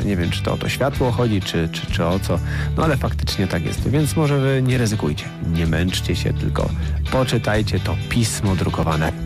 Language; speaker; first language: Polish; native; Polish